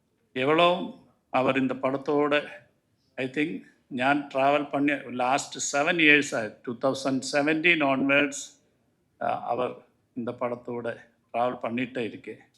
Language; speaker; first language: Tamil; non-native, learner; Malayalam